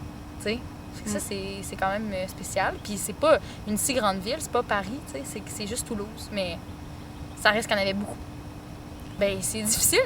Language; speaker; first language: French; native; French